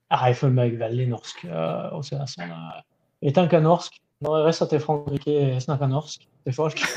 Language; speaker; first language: Norwegian; non-native, fluent; French